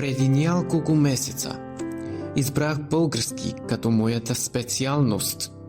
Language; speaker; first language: Bulgarian; non-native, learner; Chinese